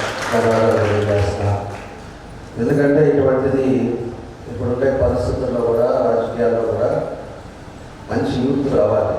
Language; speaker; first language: Telugu; native; Telugu